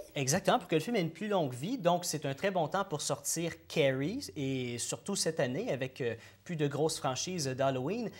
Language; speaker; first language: French; native; French